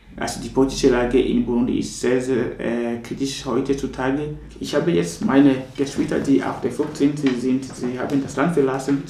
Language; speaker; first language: German; non-native, fluent; Rundi